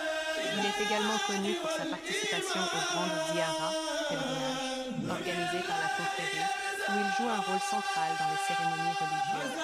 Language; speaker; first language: French; non-native, local second language; Wolof